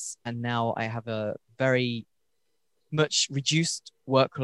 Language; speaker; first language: English; native; English